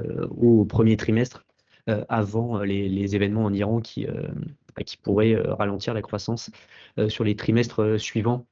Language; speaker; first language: French; native; French